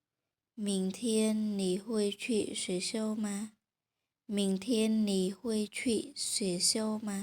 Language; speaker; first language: Chinese; non-native, fluent; Khmer